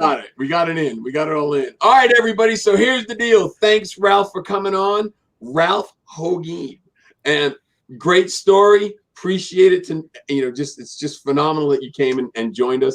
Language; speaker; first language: English; native; English